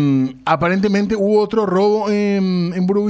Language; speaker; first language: Spanish; native; Spanish